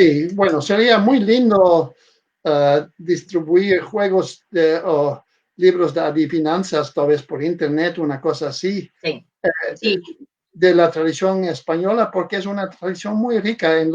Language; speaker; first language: Spanish; non-native, fluent; Dutch